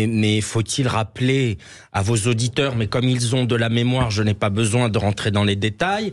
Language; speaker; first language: French; native; French